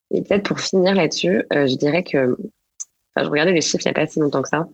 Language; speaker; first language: French; native; French